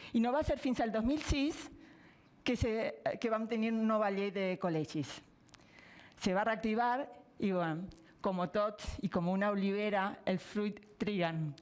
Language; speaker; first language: Catalan; non-native, fluent; Spanish